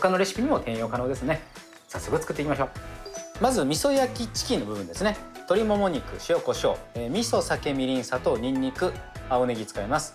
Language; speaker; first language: Japanese; native; Japanese